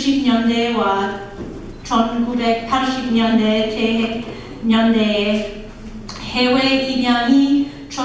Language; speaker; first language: Korean; non-native, learner; English